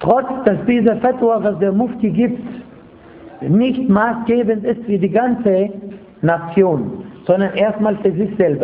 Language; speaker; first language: German; non-native, fluent; Arabic